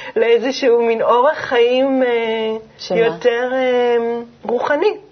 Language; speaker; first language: Hebrew; native; Hebrew